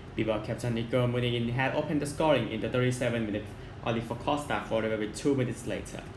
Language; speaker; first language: English; non-native, fluent; Thai